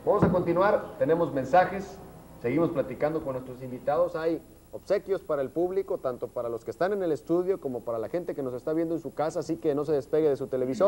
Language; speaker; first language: Spanish; native; Spanish